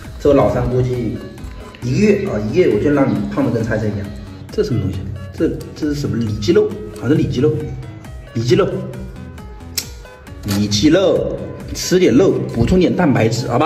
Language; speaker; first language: Chinese; native; Chinese